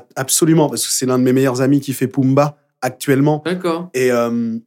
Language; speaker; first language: French; native; French